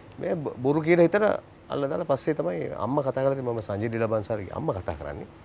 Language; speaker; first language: Sinhala; native; Sinhala